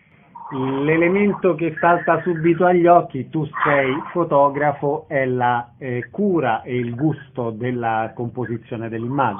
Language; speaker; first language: Italian; native; Italian